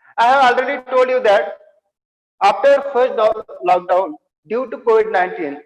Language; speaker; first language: English; non-native, local second language; Marathi